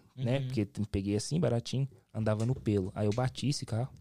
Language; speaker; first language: Portuguese; native; Portuguese